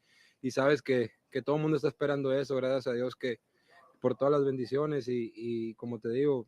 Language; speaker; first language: Spanish; native; Spanish